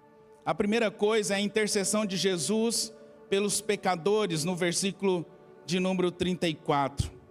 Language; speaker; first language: Portuguese; native; Portuguese